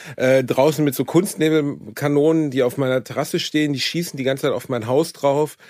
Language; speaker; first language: German; native; German